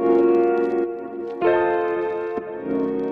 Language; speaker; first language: English; non-native, local second language; Yoruba